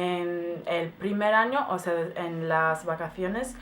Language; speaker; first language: Spanish; non-native, fluent; German